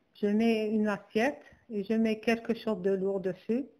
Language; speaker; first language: French; non-native, local second language; Arabic